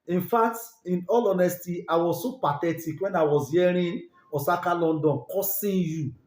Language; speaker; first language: English; non-native, local second language; Yoruba